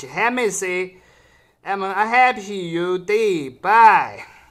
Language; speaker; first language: English; non-native, learner; Chinese